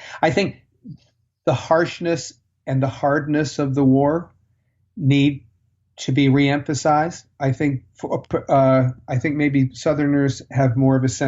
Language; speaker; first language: English; native; English